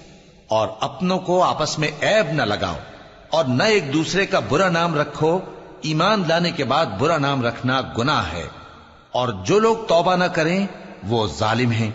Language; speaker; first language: Urdu; native; Urdu